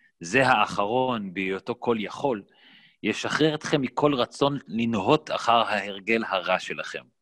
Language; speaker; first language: Hebrew; native; Hebrew